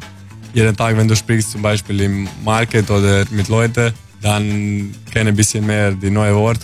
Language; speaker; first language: German; non-native, learner; Croatian